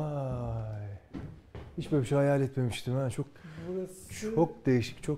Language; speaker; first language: Turkish; native; Turkish